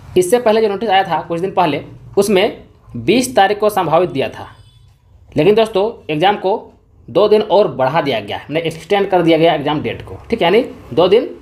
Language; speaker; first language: Hindi; native; Hindi